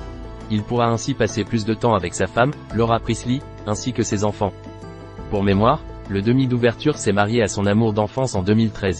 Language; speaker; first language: French; native; French